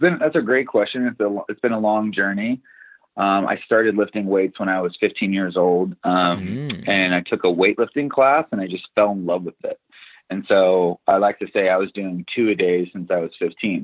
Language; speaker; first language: English; native; English